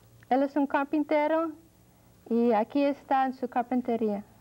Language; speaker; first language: Spanish; non-native, fluent; English